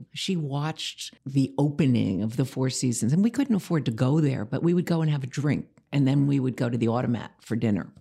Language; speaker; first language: English; native; English